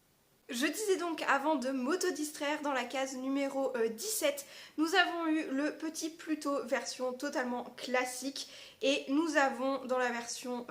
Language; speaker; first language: French; native; French